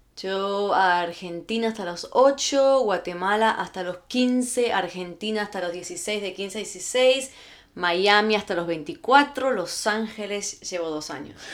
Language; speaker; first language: Spanish; native; Spanish